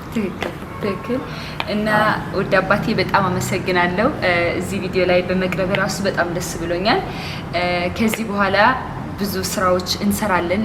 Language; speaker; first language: Amharic; early bilingual, heritage; Amharic